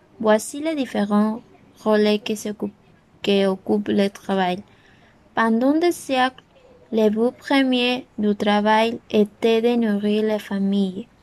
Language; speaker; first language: French; non-native, learner; Spanish